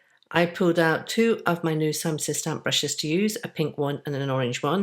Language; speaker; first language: English; native; English